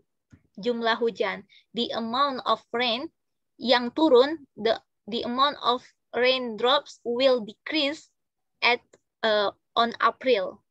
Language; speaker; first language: English; non-native, fluent; Indonesian